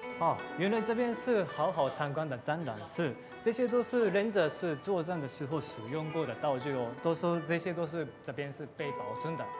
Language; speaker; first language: Chinese; non-native, fluent; Japanese